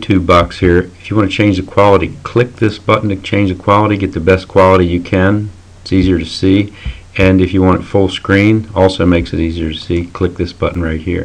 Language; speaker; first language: English; native; English